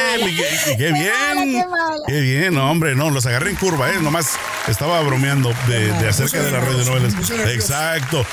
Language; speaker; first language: Spanish; native; Spanish